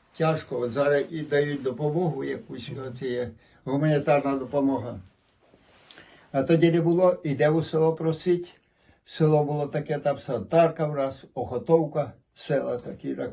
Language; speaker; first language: Ukrainian; native; Ukrainian